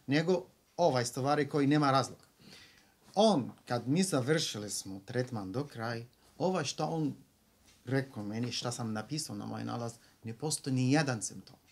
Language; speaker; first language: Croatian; non-native, learner; Arabic